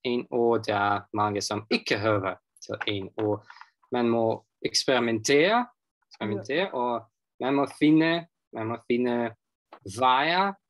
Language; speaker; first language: Danish; non-native, fluent; Russian